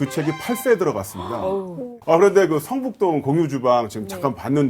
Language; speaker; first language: Korean; native; Korean